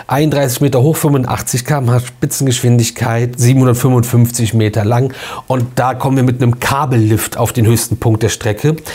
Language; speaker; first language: German; native; German